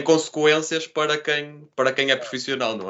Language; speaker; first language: Portuguese; native; Portuguese